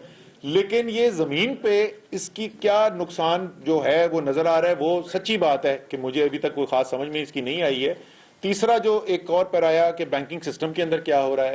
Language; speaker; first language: Urdu; native; Urdu